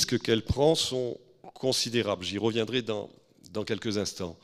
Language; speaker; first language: French; native; French